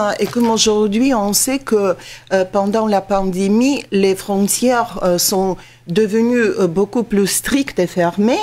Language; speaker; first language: French; non-native, fluent; Russian